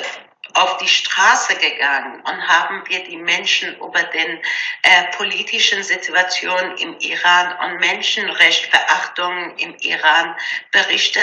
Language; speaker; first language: German; non-native, learner; Persian